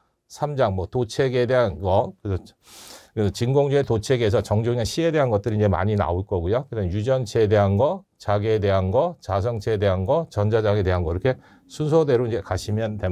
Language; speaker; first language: Korean; native; Korean